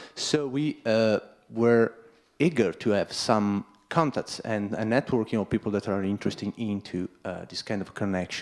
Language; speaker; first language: English; non-native, fluent; Italian